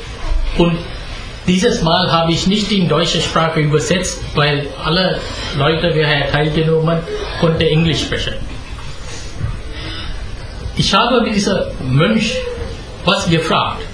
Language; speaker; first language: German; non-native, fluent; Sinhala